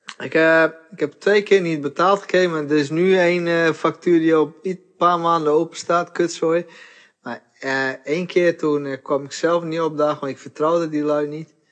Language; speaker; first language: Dutch; early bilingual, other home language; Portuguese